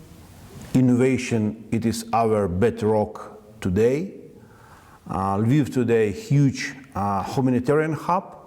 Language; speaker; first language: English; non-native, learner; Ukrainian